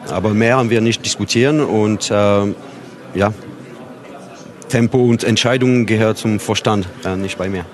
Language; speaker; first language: German; non-native, fluent; French